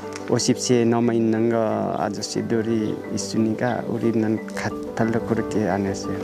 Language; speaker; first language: Korean; non-native, learner; Nepali